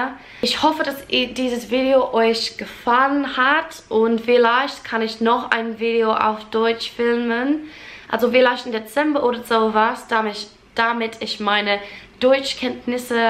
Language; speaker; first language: German; non-native, fluent; English